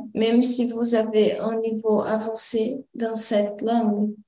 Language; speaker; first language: French; non-native, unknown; Portuguese